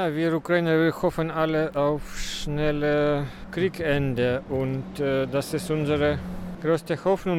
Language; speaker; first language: German; non-native, fluent; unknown